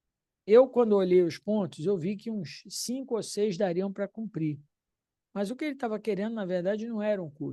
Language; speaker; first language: Portuguese; native; Portuguese